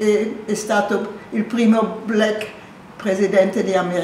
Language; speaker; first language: Italian; non-native, fluent; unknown